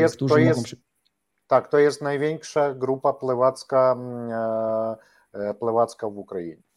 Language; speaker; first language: Polish; non-native, learner; Ukrainian